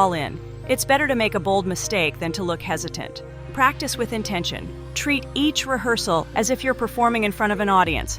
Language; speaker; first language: English; non-native, fluent; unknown